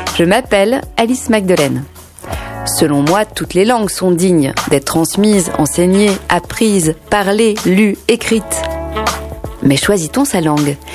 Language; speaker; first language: French; native; French